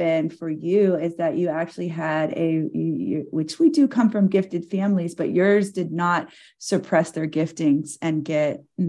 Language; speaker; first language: English; native; English